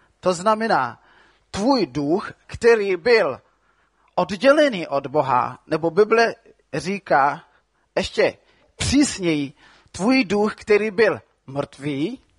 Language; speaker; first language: Czech; non-native, fluent; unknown